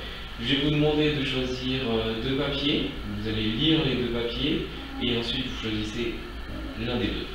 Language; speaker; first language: French; native; French